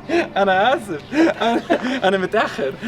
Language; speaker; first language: Arabic; non-native, learner; English